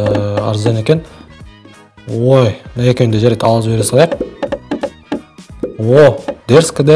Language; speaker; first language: Kazakh; native; Kazakh